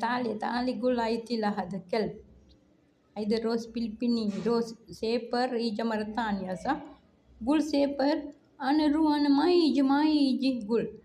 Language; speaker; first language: Arabic; non-native, learner; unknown